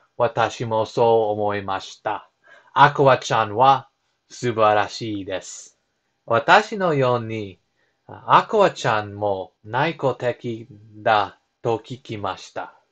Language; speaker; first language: Japanese; non-native, learner; English